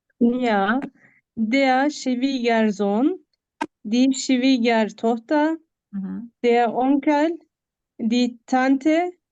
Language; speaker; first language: German; non-native, learner; Turkish